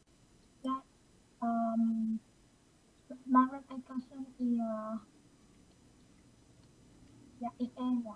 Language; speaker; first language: English; non-native, learner; Vietnamese